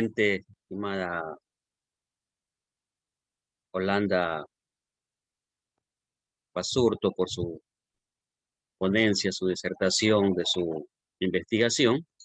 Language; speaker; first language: Spanish; native; Spanish